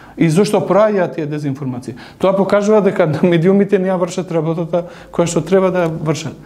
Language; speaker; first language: Macedonian; non-native, local second language; Albanian